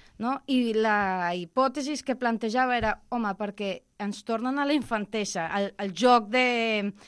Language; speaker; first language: Catalan; non-native, local second language; Spanish